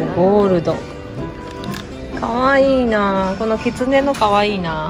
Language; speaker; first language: Japanese; native; Japanese